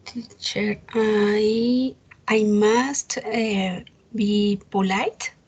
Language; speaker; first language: English; non-native, learner; Spanish